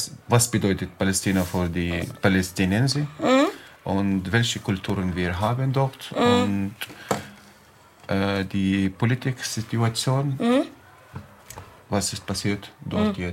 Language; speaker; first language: German; non-native, learner; Arabic